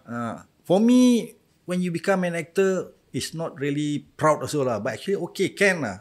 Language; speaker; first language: English; non-native, local second language; Malay